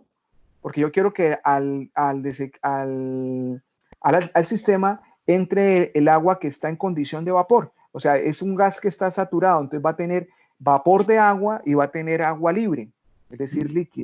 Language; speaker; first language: Spanish; native; Spanish